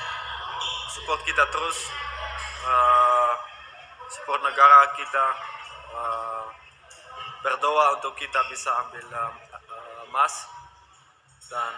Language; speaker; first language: Indonesian; non-native, fluent; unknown